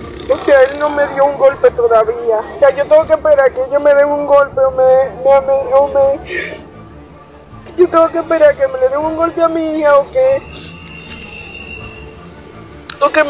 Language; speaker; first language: Spanish; native; Spanish